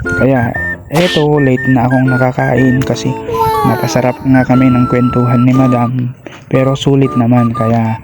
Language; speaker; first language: Filipino; non-native, local second language; Iloko